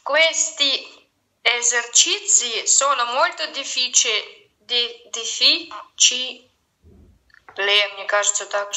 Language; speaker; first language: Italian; non-native, learner; Russian